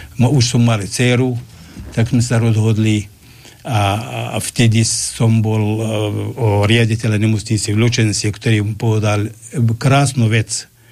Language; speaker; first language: Slovak; non-native, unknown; Arabic